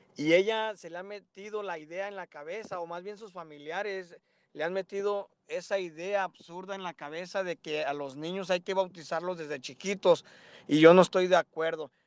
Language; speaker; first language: Spanish; native; Spanish